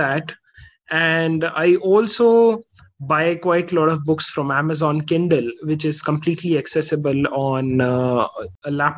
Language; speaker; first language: English; non-native, local second language; Hindi